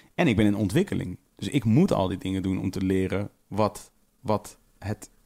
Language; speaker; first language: Dutch; native; Dutch